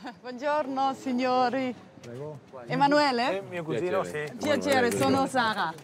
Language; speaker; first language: Italian; non-native, learner; German